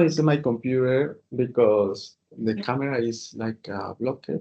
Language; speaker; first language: English; non-native, fluent; Spanish